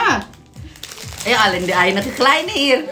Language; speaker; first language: Dutch; non-native, learner; Indonesian